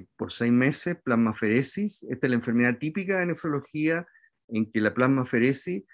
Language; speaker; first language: Spanish; native; Spanish